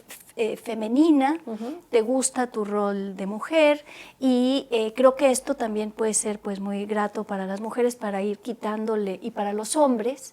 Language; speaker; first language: Spanish; native; Spanish